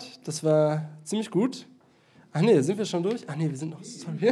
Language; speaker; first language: German; native; German